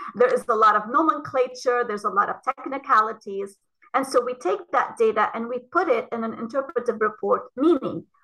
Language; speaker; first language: English; non-native, fluent; Arabic